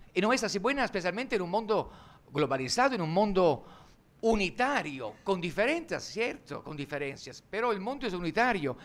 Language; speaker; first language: Spanish; non-native, fluent; Italian